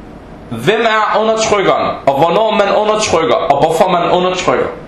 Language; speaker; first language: Danish; non-native, fluent; Arabic